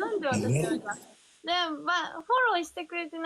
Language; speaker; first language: Japanese; native; Japanese